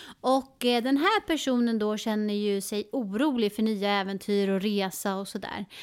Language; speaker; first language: Swedish; non-native, learner; Spanish